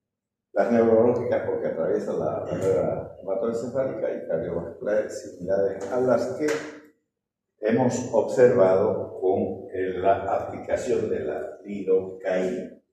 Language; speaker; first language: Spanish; native; Spanish